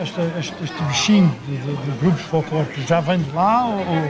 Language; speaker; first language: Portuguese; native; Portuguese